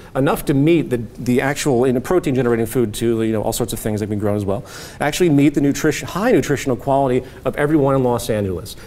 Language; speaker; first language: English; native; English